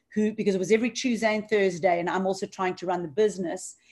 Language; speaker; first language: English; native; English